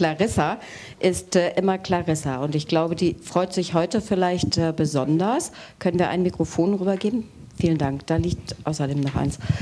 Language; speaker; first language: German; native; German